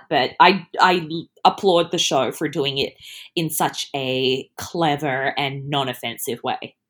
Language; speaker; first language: English; early bilingual, other home language; Italian